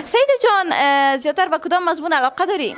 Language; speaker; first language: Persian; native; Persian